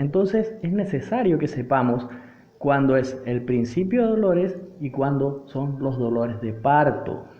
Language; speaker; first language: Spanish; native; Spanish